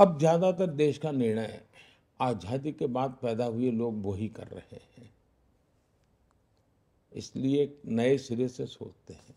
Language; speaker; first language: Hindi; non-native, local second language; Gujarati